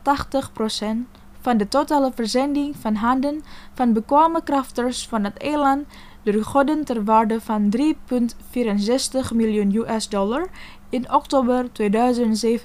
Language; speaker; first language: Dutch; non-native, fluent; Indonesian